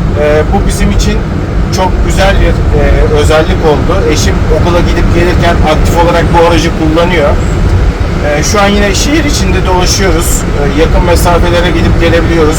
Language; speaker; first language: Turkish; native; Turkish